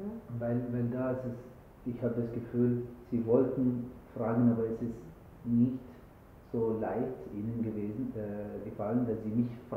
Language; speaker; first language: German; non-native, learner; Arabic